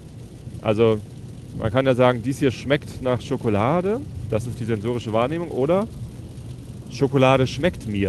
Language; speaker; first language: German; native; German